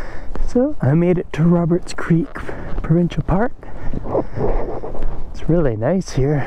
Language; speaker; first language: English; native; English